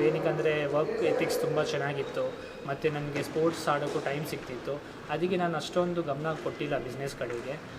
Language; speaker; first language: Kannada; non-native, local second language; Hindi